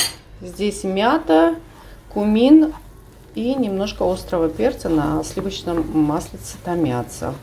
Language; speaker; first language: Russian; native; Russian